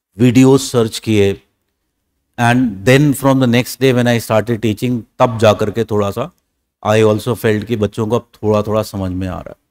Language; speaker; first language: Hindi; native; Hindi